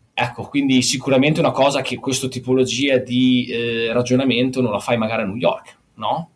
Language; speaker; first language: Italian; native; Italian